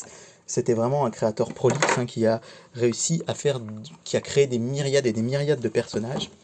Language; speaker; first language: French; native; French